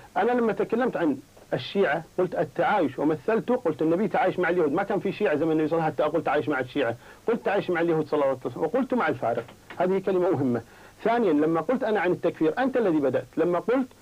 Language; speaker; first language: Arabic; native; Arabic